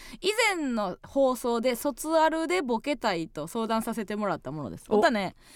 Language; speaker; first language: Japanese; native; Japanese